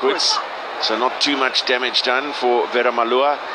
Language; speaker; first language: English; native; English